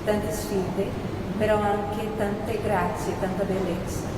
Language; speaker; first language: Italian; non-native, fluent; Portuguese